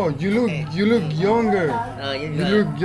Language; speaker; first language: English; non-native, learner; French